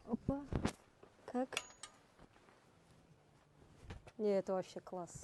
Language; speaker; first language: Russian; non-native, local second language; Kyrgyz